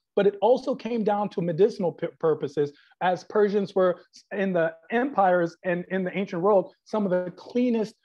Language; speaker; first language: English; early bilingual, other home language; Persian